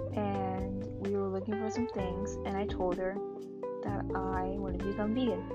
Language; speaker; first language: English; native; English